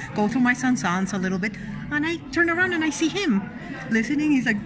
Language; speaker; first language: English; native; English